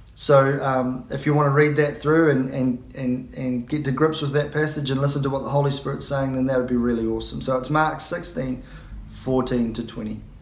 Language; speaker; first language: English; native; English